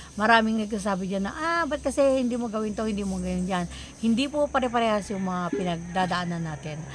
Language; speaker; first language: Filipino; non-native, local second language; Iloko